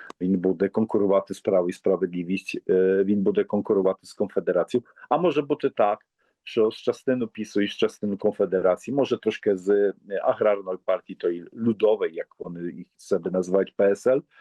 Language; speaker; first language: Polish; non-native, learner; Ukrainian